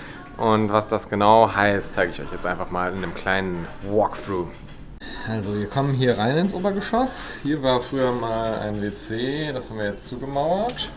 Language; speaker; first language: German; native; German